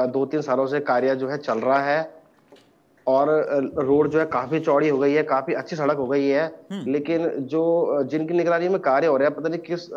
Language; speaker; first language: Hindi; native; Hindi